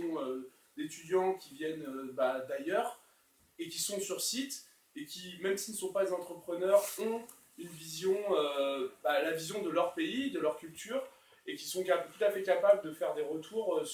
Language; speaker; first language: French; native; French